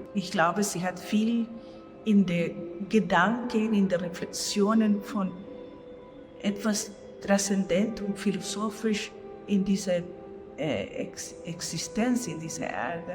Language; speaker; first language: German; non-native, learner; Spanish